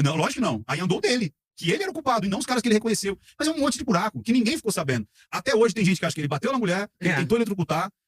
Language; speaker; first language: Portuguese; native; Portuguese